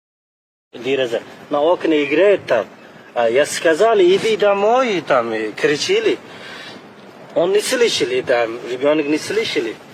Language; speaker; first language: Russian; non-native, learner; Tajik